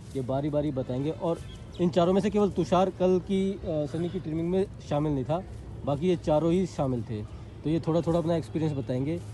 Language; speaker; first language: Hindi; non-native, local second language; Bangla